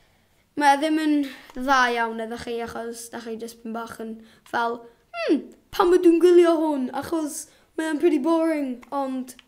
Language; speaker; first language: Welsh; non-native, local second language; English